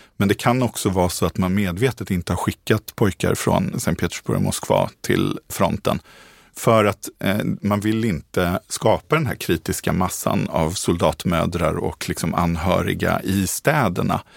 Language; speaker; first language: Swedish; native; Swedish